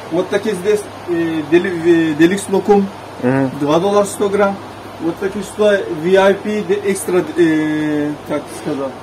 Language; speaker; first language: Russian; non-native, learner; Turkish